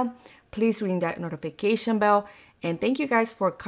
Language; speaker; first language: English; native; English